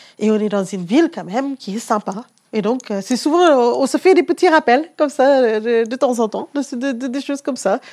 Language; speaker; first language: French; non-native, fluent; English